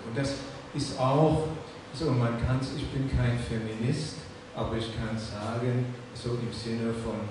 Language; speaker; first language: German; non-native, fluent; English